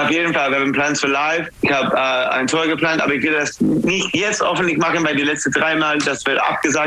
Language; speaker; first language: German; non-native, learner; English